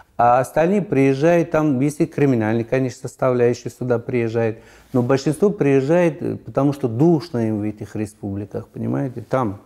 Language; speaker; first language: Russian; non-native, local second language; Tajik